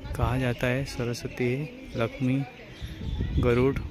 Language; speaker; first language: Hindi; non-native, local second language; Odia